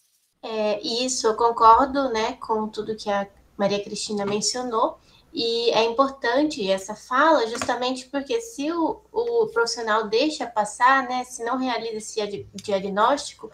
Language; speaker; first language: Portuguese; native; Portuguese